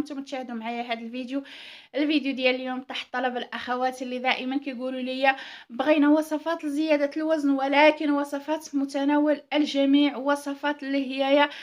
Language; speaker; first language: Arabic; native; Arabic